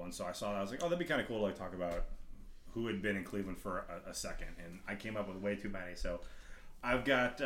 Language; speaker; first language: English; native; English